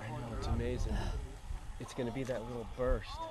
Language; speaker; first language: English; native; English